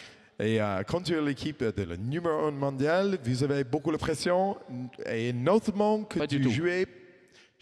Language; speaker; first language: French; non-native, fluent; English